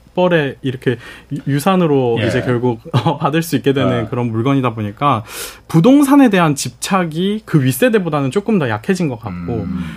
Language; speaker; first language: Korean; early bilingual, heritage; Korean